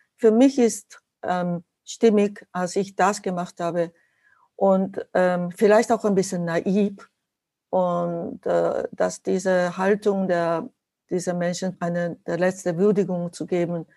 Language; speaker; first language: German; non-native, fluent; Japanese